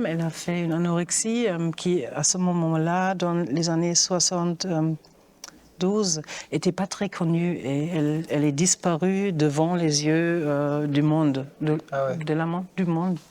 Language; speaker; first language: French; non-native, fluent; German